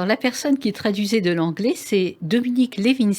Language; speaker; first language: French; native; French